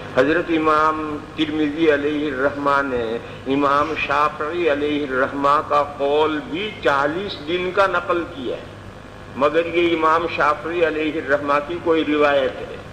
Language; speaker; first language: Urdu; non-native, local second language; Gujarati